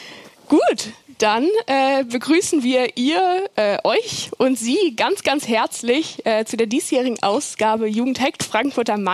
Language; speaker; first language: German; native; German